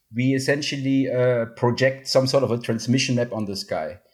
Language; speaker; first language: English; non-native, fluent; German